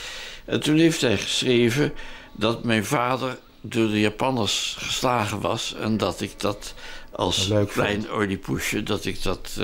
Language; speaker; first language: Dutch; native; Dutch